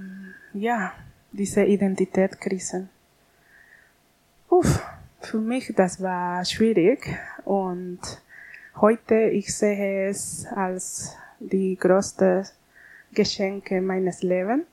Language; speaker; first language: German; non-native, learner; Spanish